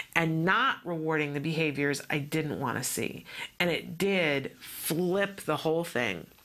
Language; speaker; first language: English; native; English